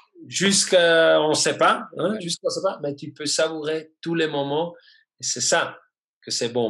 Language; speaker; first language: French; non-native, fluent; German